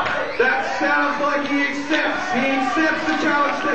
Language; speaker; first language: English; native; English